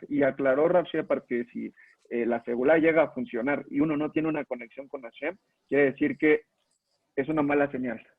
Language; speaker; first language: Spanish; native; Spanish